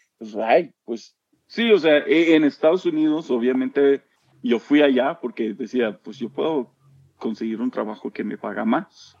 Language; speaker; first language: Spanish; non-native, fluent; English